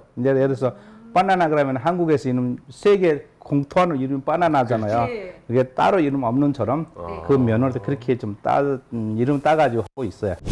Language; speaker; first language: Korean; non-native, fluent; Nepali